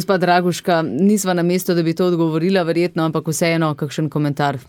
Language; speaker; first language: Slovenian; native; Slovenian